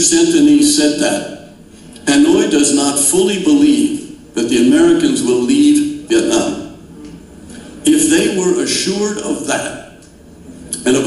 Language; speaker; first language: English; native; English